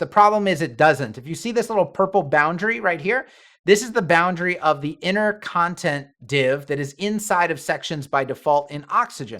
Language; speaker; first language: English; native; English